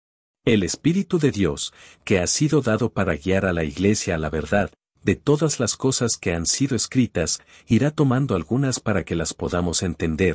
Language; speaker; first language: Spanish; native; Spanish